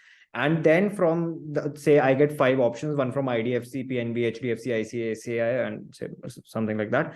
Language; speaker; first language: English; non-native, local second language; Hindi